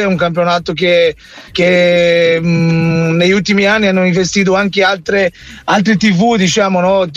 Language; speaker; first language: Italian; non-native, fluent; Portuguese